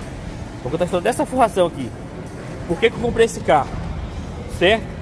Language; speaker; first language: Portuguese; native; Portuguese